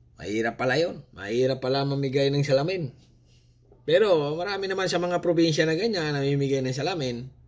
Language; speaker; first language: Filipino; non-native, local second language; Cebuano